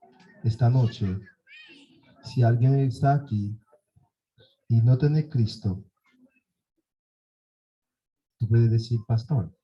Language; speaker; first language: Spanish; non-native, fluent; Haitian Creole